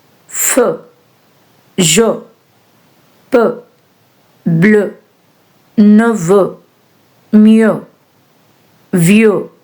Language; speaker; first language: French; non-native, fluent; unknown